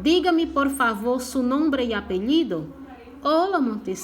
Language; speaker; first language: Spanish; non-native, fluent; Portuguese